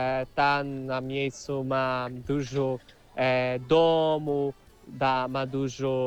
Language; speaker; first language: Polish; early bilingual, heritage; Portuguese